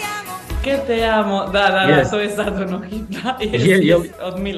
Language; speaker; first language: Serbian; early bilingual, heritage; Bosnian